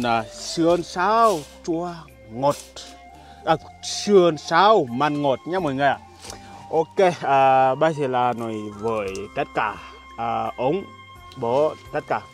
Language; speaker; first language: Vietnamese; non-native, fluent; Portuguese